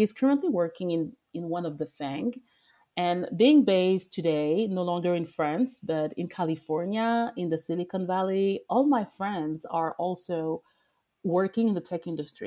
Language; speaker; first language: English; non-native, fluent; French